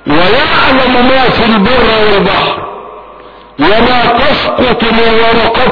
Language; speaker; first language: Arabic; native; Arabic